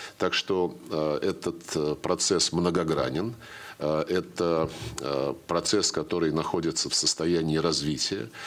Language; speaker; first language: Russian; native; Russian